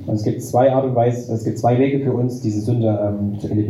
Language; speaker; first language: German; native; German